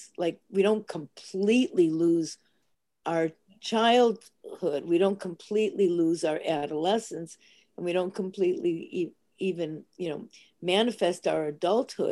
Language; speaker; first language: English; early bilingual, other home language; Italian